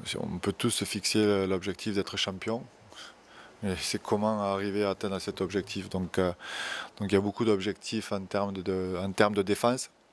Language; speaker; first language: French; native; French